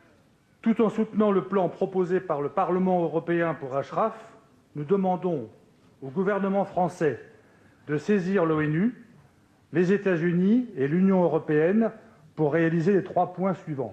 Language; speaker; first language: French; native; French